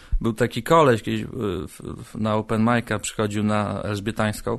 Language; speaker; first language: Polish; native; Polish